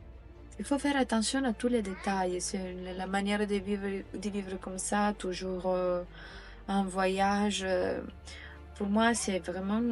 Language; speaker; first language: French; non-native, fluent; Italian